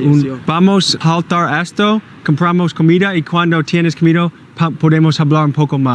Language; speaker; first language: Spanish; non-native, learner; English